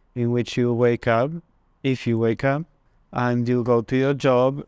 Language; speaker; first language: English; non-native, fluent; Spanish